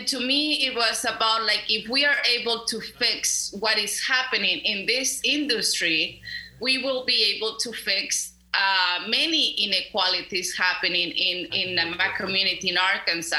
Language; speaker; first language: English; non-native, fluent; Spanish